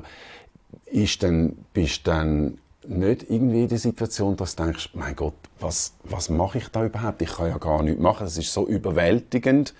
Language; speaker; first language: German; native; German